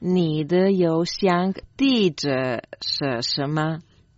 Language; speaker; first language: Chinese; non-native, learner; Croatian